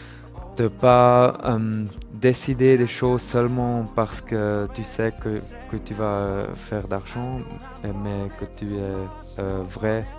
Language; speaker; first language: French; non-native, learner; German